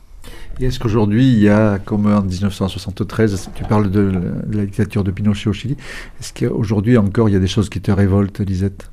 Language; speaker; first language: French; native; French